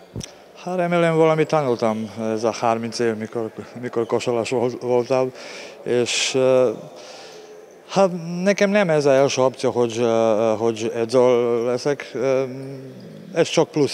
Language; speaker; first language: Hungarian; non-native, learner; Serbian